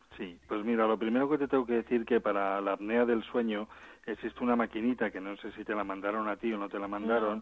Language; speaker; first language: Spanish; native; Spanish